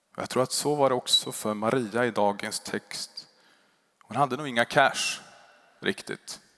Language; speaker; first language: Swedish; native; Swedish